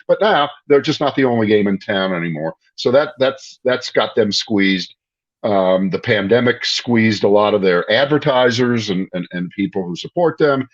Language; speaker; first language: English; native; English